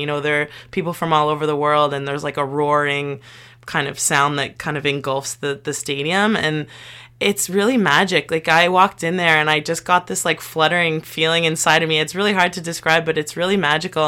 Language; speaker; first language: English; native; English